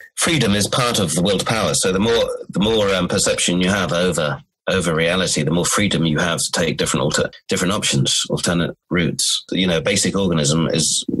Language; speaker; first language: English; native; English